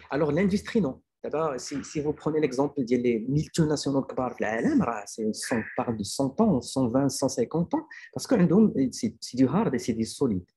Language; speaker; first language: French; non-native, local second language; Arabic